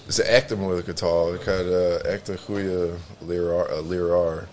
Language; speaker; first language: Dutch; non-native, learner; English